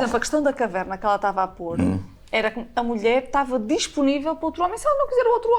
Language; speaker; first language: Portuguese; native; Portuguese